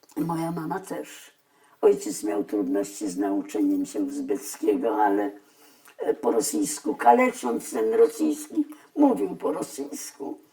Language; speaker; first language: Polish; early bilingual, other home language; Russian